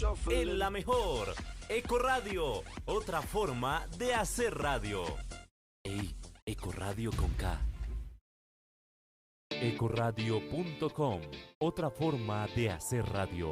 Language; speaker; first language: Spanish; native; Spanish